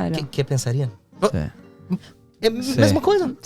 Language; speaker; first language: Spanish; non-native, fluent; English